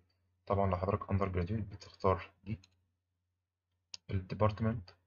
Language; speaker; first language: Arabic; native; Arabic